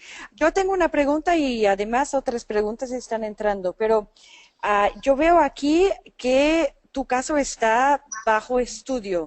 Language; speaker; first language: Spanish; non-native, fluent; English